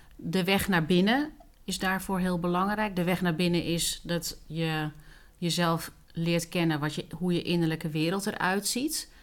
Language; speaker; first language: Dutch; early bilingual, other home language; Spanish